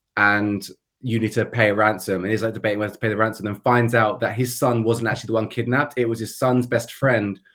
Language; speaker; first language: English; native; English